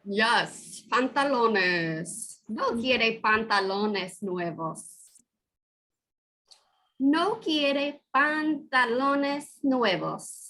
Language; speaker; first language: Spanish; non-native, fluent; English